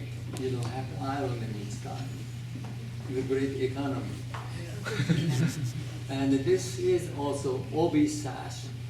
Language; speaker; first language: English; non-native, fluent; Japanese